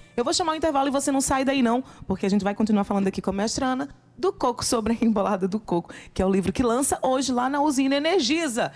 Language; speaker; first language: Portuguese; native; Portuguese